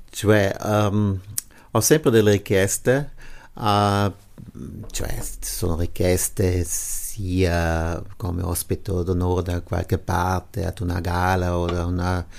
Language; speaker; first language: Italian; non-native, local second language; German